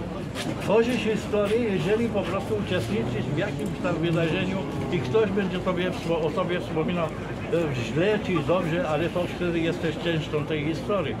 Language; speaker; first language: Polish; non-native, fluent; Arabic